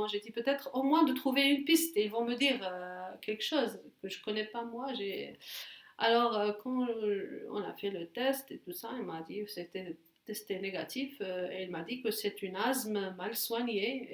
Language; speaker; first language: French; non-native, fluent; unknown